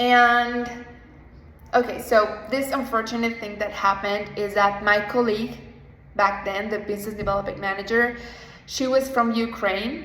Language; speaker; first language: English; non-native, fluent; Spanish